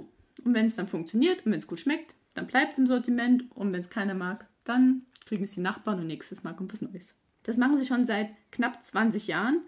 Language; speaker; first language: German; native; German